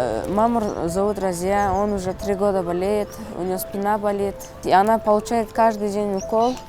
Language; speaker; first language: Russian; early bilingual, other home language; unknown